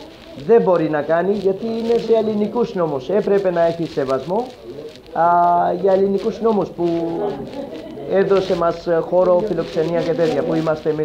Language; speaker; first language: Greek; non-native, learner; Urdu